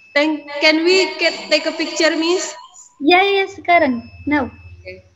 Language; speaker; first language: English; non-native, fluent; Arabic